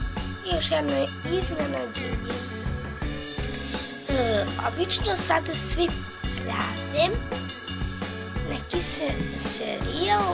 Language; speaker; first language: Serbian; early bilingual, heritage; Serbian